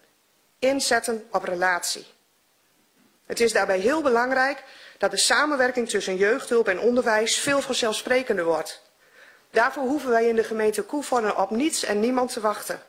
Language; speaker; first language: Dutch; native; Dutch